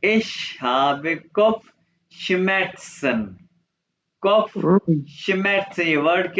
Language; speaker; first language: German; non-native, fluent; Urdu